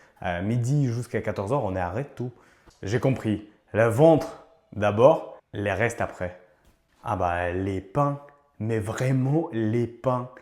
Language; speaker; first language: French; non-native, learner; Ukrainian